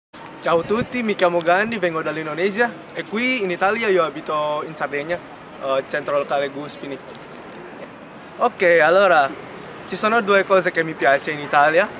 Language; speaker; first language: Italian; non-native, learner; Indonesian